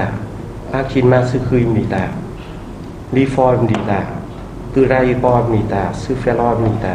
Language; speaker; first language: Korean; non-native, learner; Vietnamese